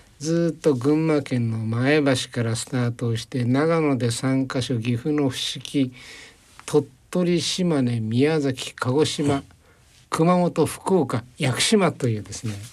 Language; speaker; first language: Japanese; native; Japanese